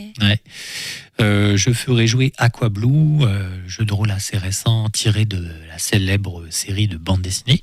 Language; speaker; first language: French; native; French